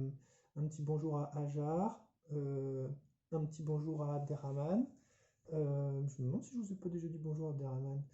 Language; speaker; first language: French; native; French